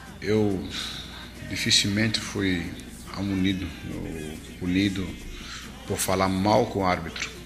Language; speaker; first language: Portuguese; non-native, fluent; Dutch